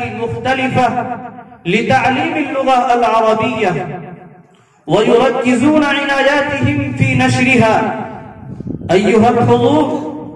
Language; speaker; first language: Arabic; non-native, fluent; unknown